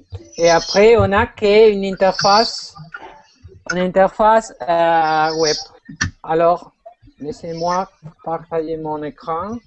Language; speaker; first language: French; non-native, fluent; Spanish